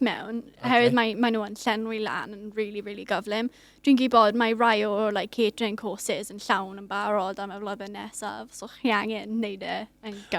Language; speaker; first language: Welsh; non-native, local second language; English